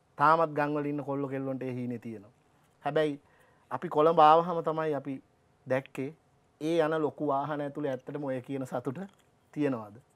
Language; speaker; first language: Sinhala; native; Sinhala